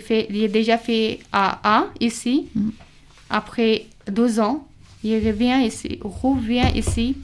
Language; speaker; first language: French; non-native, learner; Urdu